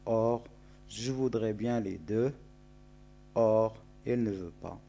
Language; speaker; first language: French; non-native, local second language; Arabic